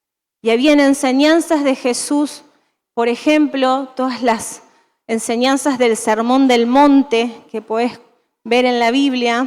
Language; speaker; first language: Spanish; native; Spanish